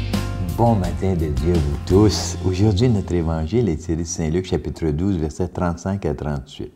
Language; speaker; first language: French; native; French